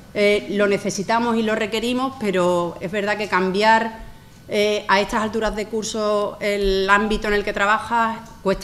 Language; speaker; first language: Spanish; native; Spanish